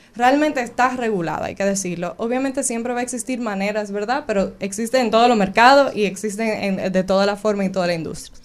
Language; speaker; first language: Spanish; native; Spanish